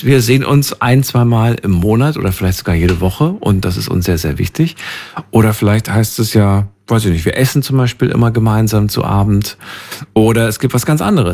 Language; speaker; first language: German; native; German